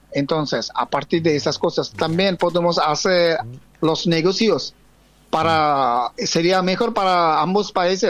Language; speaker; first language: Spanish; non-native, fluent; Bangla